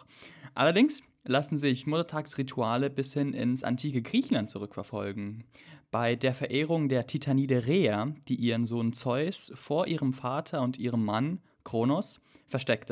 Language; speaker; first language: German; native; German